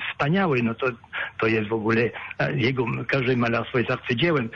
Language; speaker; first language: Polish; early bilingual, other home language; French